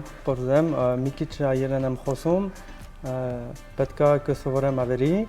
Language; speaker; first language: Armenian; non-native, learner; French